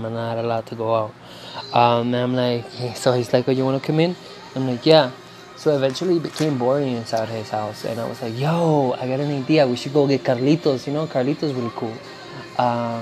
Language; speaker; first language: English; non-native, fluent; Spanish